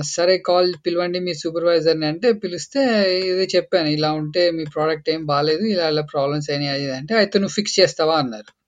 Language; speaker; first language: Telugu; native; Telugu